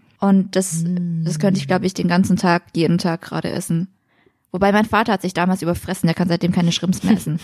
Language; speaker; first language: German; early bilingual, other home language; Vietnamese